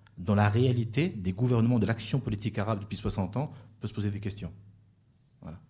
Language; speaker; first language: French; native; French